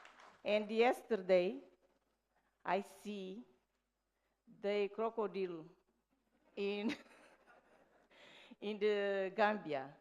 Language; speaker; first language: English; non-native, learner; Portuguese